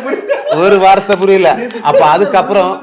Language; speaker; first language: Tamil; non-native, learner; Malayalam